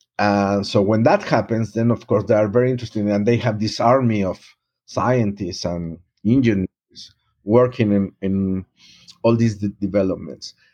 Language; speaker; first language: English; non-native, fluent; Spanish